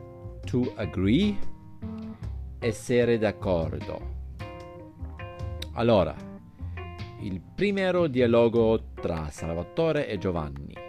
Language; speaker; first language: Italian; non-native, fluent; English